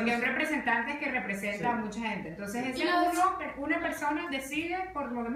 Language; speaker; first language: Spanish; native; Spanish